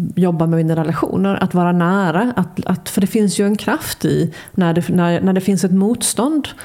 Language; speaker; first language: Swedish; native; Swedish